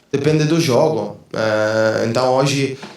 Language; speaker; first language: Portuguese; non-native, fluent; Spanish